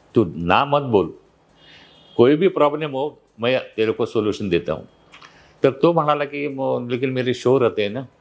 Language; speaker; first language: Hindi; non-native, local second language; Marathi